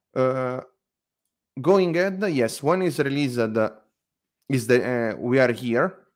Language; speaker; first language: English; non-native, learner; Italian